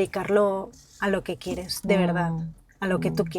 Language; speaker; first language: Spanish; native; Spanish